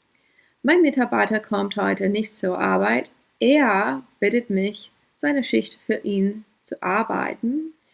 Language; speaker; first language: German; non-native, fluent; English